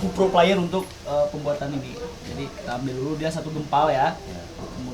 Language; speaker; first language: Indonesian; native; Indonesian